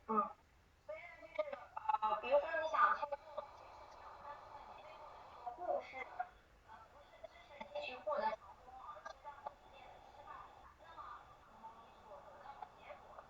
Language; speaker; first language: Chinese; native; Chinese